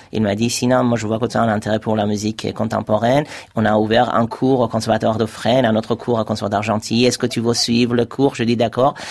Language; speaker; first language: French; non-native, fluent; Persian